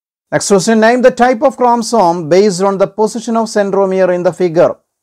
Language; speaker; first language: English; non-native, local second language; Malayalam